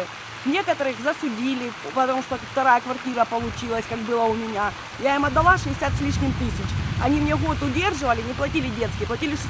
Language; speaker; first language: Russian; native; Russian